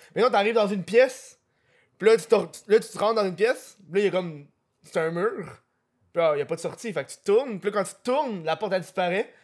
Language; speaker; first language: French; native; French